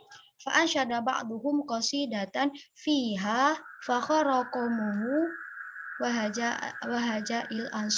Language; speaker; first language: Arabic; non-native, learner; Indonesian